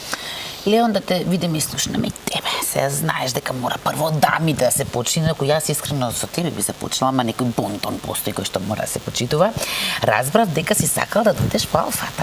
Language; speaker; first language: Macedonian; native; Macedonian